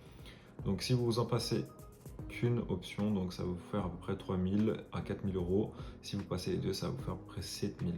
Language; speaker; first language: French; native; French